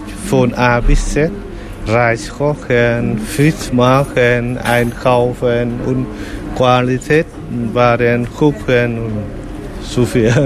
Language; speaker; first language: German; non-native, learner; Vietnamese